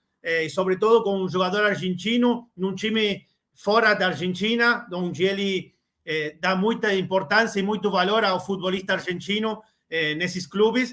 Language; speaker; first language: Portuguese; non-native, learner; Spanish